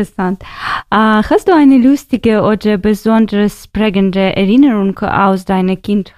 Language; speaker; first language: German; non-native, learner; Ukrainian